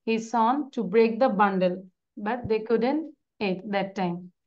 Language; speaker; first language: English; non-native, local second language; Bangla